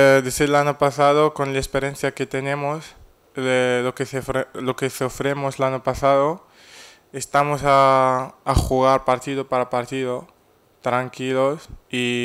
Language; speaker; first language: Spanish; non-native, fluent; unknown